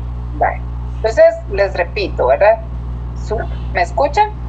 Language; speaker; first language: Spanish; native; Spanish